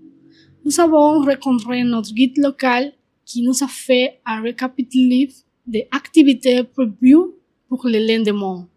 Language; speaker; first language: French; non-native, learner; Spanish